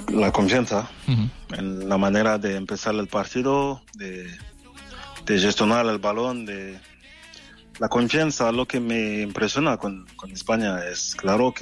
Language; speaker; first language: Spanish; non-native, fluent; French